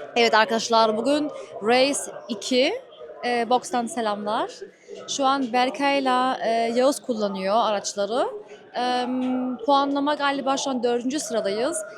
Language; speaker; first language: Turkish; early bilingual, heritage; Turkish